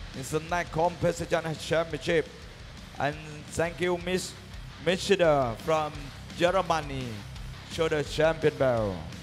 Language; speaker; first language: English; non-native, learner; Thai